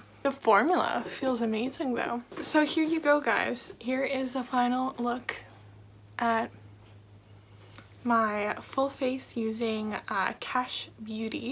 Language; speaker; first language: English; native; English